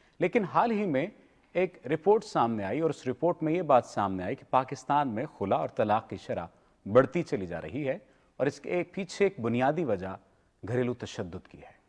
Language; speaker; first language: Urdu; native; Urdu